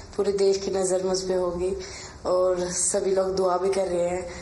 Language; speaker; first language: Hindi; native; Hindi